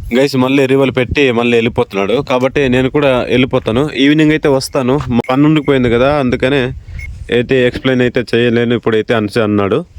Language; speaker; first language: Telugu; non-native, local second language; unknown